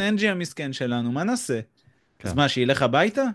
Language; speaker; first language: Hebrew; native; Hebrew